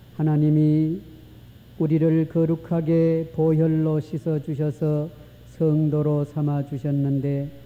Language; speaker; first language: Korean; native; Korean